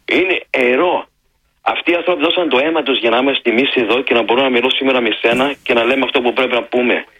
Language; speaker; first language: Greek; early bilingual, heritage; Greek